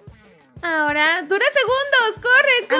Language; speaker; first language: Spanish; native; Spanish